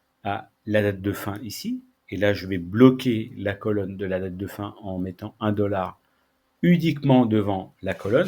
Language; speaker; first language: French; native; French